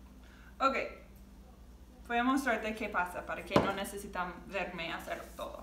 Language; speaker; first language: Spanish; non-native, learner; English